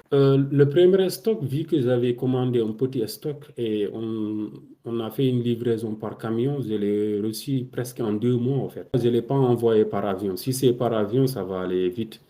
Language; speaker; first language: French; non-native, local second language; Wolof